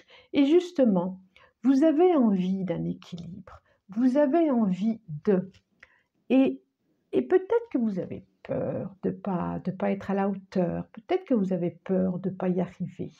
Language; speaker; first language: French; native; French